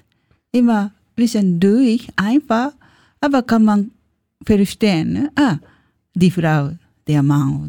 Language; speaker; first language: German; non-native, learner; Japanese